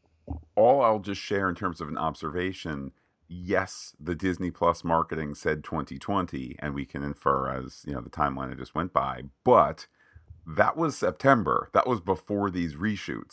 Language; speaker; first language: English; native; English